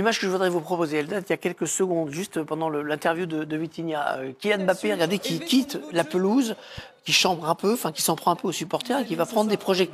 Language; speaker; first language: French; native; French